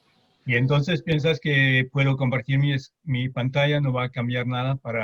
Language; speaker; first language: Spanish; non-native, fluent; French